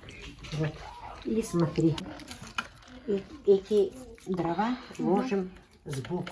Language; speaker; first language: Russian; non-native, local second language; Yakut